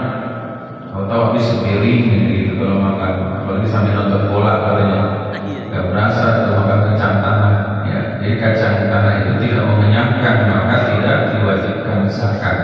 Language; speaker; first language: Indonesian; native; Indonesian